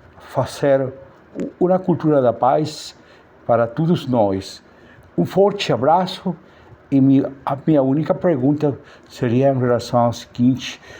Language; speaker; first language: Portuguese; non-native, learner; Spanish